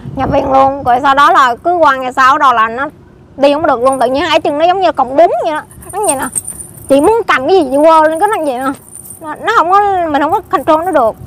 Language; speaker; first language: Vietnamese; native; Vietnamese